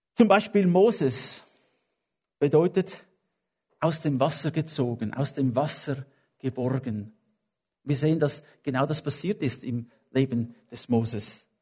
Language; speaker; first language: German; non-native, fluent; English